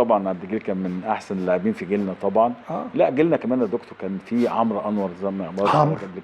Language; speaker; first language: Arabic; native; Arabic